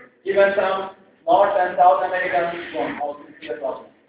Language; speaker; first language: English; non-native, local second language; Bangla